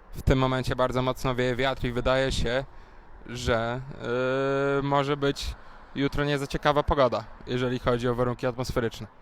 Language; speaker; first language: Polish; native; Polish